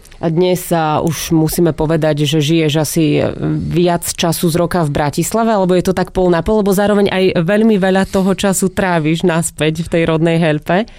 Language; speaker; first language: Slovak; native; Slovak